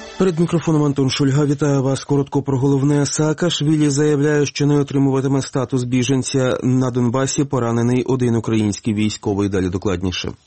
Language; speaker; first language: Ukrainian; native; Ukrainian